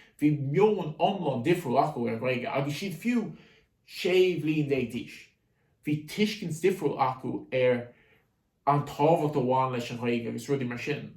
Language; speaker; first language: Irish; native; Irish